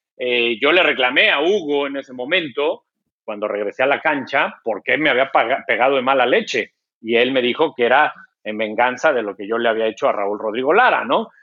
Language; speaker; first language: Spanish; native; Spanish